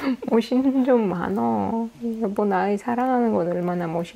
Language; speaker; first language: Korean; non-native, fluent; Russian